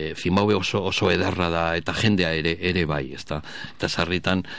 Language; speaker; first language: Basque; native; Basque